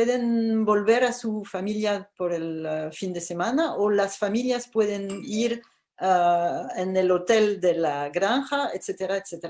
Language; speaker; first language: Spanish; non-native, fluent; French